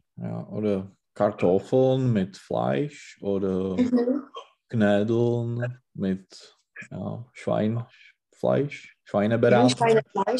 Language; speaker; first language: German; non-native, learner; Czech